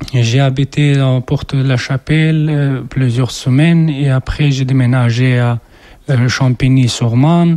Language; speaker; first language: French; non-native, learner; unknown